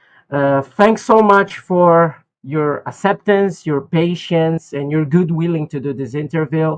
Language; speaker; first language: English; non-native, fluent; Portuguese